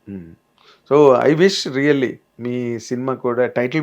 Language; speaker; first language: Telugu; native; Telugu